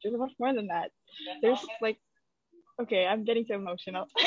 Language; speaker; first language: English; early bilingual, other home language; Indonesian